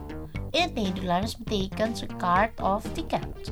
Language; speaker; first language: Dutch; non-native, fluent; Indonesian